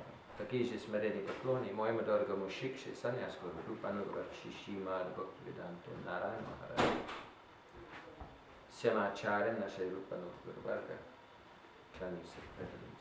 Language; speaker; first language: Russian; non-native, learner; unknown